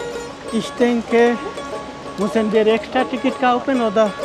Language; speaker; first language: German; non-native, learner; Bangla